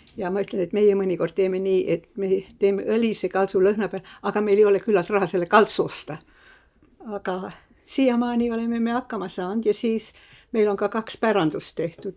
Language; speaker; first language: Estonian; early bilingual, heritage; Estonian